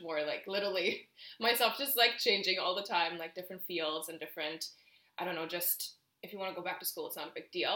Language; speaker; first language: English; non-native, fluent; German